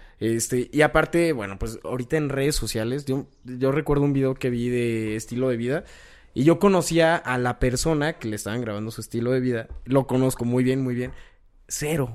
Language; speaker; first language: Spanish; native; Spanish